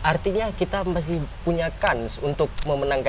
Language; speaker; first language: Indonesian; native; Indonesian